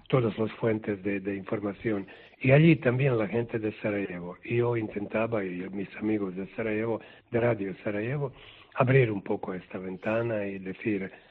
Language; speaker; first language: Spanish; non-native, fluent; Serbian